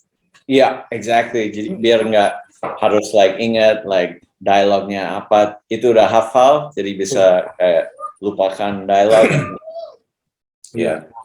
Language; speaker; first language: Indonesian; early bilingual, heritage; English